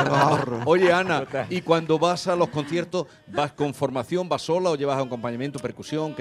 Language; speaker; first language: Spanish; native; Spanish